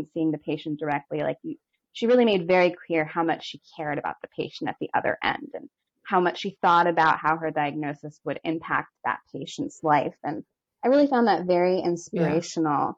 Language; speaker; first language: English; native; English